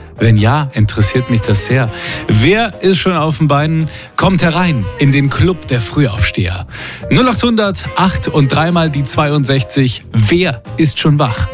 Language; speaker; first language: German; native; German